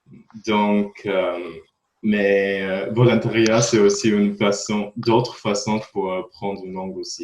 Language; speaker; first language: French; non-native, learner; Latvian